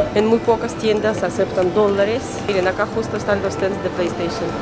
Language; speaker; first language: Spanish; non-native, fluent; Russian